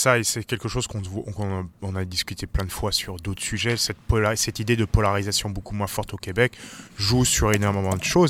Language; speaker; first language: French; native; French